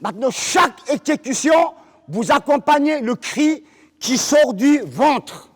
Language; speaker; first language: French; non-native, fluent; Korean